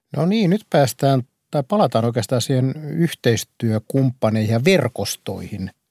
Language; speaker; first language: Finnish; native; Finnish